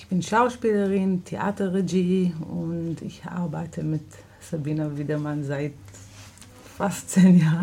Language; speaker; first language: German; non-native, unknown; Hebrew